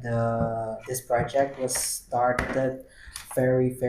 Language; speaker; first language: English; non-native, learner; Indonesian